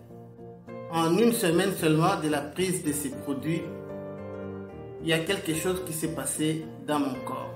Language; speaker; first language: French; non-native, local second language; Lingala